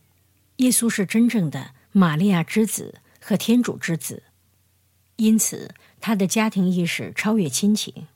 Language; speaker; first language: Chinese; native; Chinese